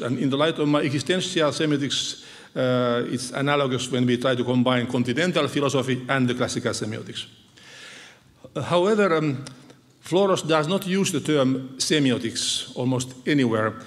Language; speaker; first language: English; non-native, fluent; Finnish